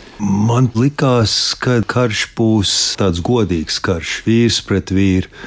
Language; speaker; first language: Latvian; early bilingual, heritage; Latvian